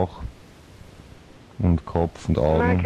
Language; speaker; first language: German; native; German